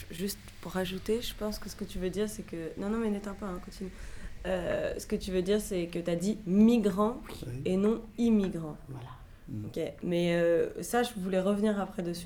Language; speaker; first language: French; native; French